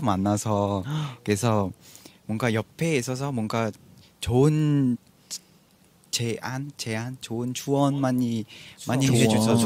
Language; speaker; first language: Korean; non-native, fluent; Vietnamese